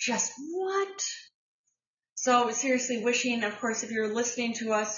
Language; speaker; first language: English; native; English